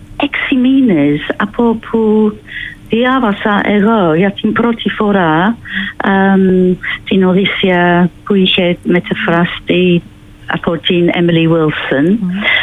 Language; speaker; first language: Greek; non-native, fluent; English